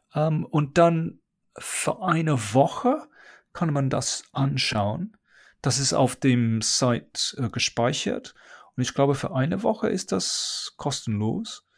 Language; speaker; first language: German; non-native, fluent; English